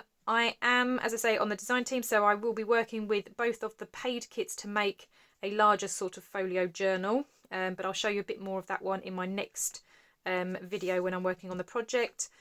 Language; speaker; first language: English; native; English